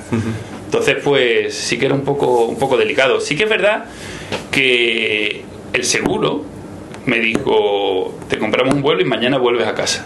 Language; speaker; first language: Spanish; native; Spanish